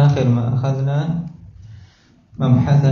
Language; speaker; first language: Arabic; non-native, fluent; Indonesian